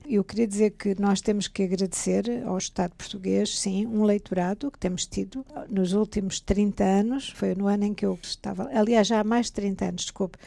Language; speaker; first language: Portuguese; native; Portuguese